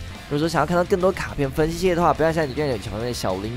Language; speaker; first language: Chinese; native; Chinese